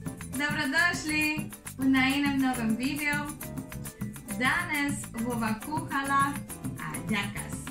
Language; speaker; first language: Slovenian; non-native, learner; Spanish